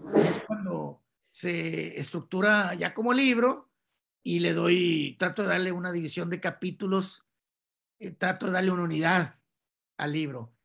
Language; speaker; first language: Spanish; native; Spanish